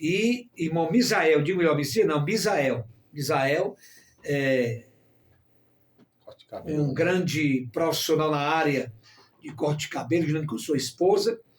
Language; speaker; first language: Portuguese; native; Portuguese